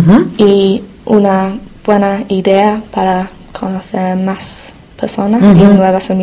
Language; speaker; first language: Spanish; non-native, learner; English